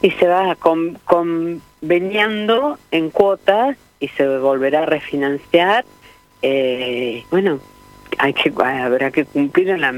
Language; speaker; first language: Spanish; native; Spanish